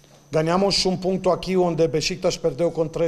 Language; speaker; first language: Portuguese; non-native, fluent; Romanian